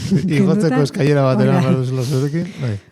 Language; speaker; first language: Basque; native; Basque